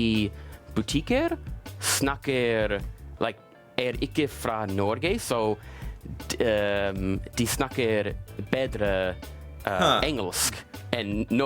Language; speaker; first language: Norwegian; non-native, learner; English